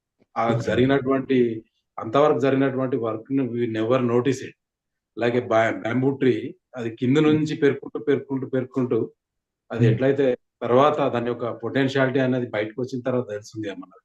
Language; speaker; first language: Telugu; native; Telugu